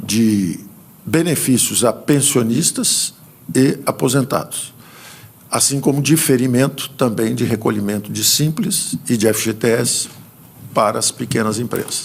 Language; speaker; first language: Portuguese; native; Portuguese